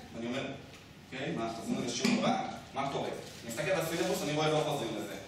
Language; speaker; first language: Hebrew; native; Hebrew